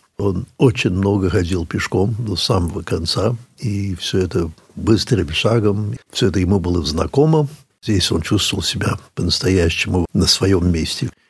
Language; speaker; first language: Russian; early bilingual, heritage; English